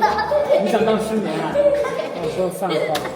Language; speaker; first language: Chinese; non-native, local second language; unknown